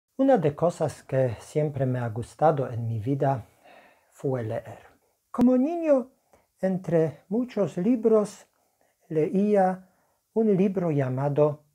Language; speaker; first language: Spanish; non-native, fluent; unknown